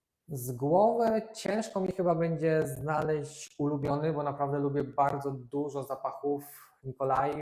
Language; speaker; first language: Polish; native; Polish